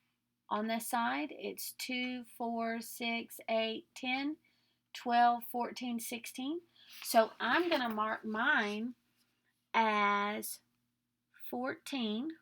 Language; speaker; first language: English; native; English